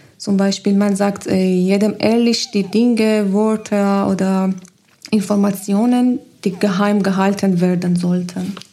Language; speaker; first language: German; non-native, learner; Persian